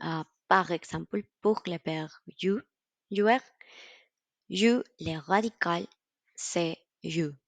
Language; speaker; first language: French; non-native, learner; Spanish